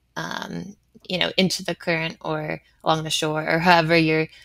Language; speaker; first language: English; native; English